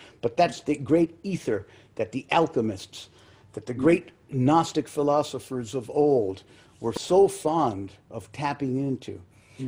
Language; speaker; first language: English; early bilingual, other home language; Spanish